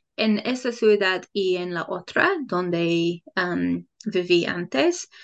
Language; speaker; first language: Spanish; non-native, fluent; English